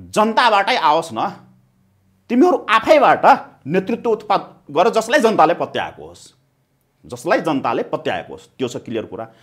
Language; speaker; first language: Nepali; non-native, local second language; Maithili